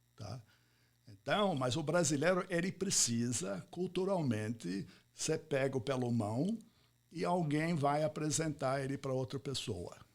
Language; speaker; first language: Portuguese; non-native, fluent; English